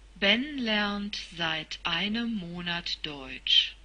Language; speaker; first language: German; native; German